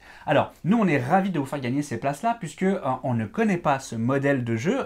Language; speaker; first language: French; native; French